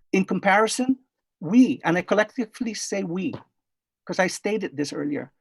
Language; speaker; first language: English; non-native, fluent; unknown